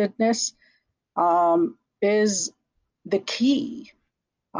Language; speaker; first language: English; non-native, local second language; Hindi